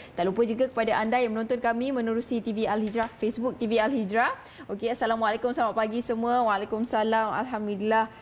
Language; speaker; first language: Malay; native; Malay